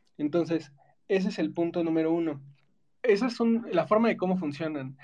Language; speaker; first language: Spanish; native; Spanish